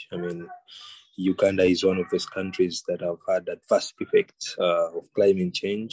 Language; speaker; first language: English; non-native, local second language; Ganda